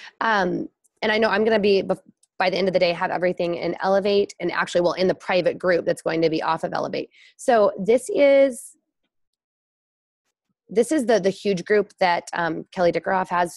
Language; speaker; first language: English; native; English